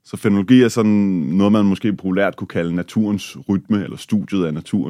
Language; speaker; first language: Danish; native; Danish